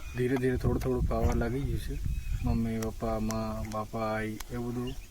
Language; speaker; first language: Gujarati; non-native, local second language; Bhili